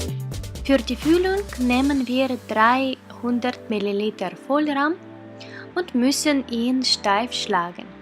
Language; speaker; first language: German; non-native, fluent; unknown